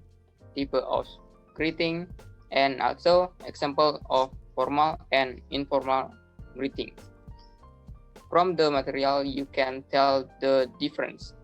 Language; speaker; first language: English; non-native, learner; Indonesian